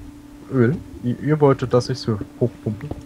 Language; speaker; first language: German; native; German